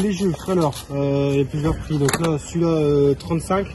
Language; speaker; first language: French; native; French